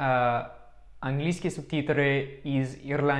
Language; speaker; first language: Russian; non-native, fluent; English